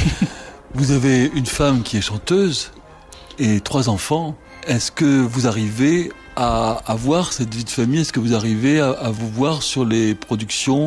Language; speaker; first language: French; native; French